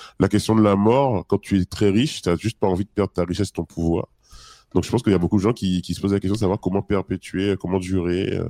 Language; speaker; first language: French; native; French